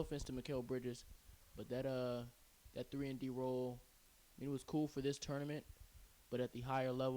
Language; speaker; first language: English; native; English